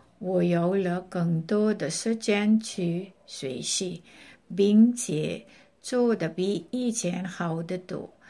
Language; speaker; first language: Chinese; non-native, learner; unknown